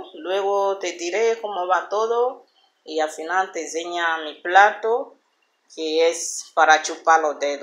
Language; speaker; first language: Spanish; non-native, learner; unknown